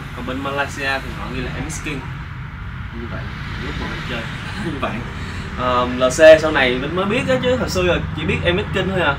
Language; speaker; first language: Vietnamese; native; Vietnamese